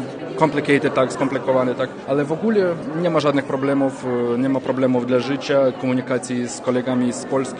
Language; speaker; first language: Polish; non-native, learner; Ukrainian